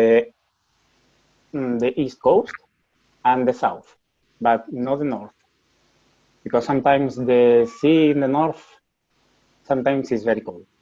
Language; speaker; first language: English; non-native, learner; Spanish